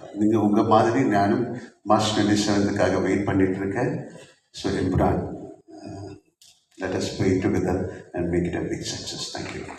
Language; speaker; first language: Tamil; non-native, learner; Malayalam